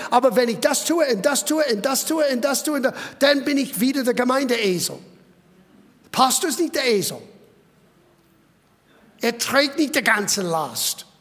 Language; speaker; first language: German; non-native, fluent; English